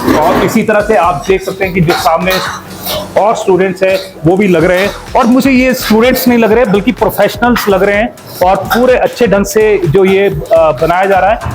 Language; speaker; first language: Hindi; native; Hindi